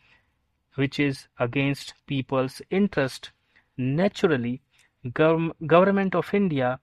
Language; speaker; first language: English; non-native, local second language; Hindi